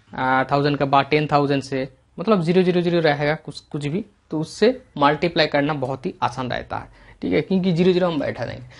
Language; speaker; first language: Hindi; non-native, local second language; Bangla